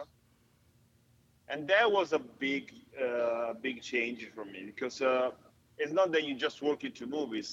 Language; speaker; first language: English; non-native, fluent; Italian